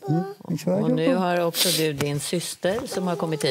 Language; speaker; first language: Swedish; native; Swedish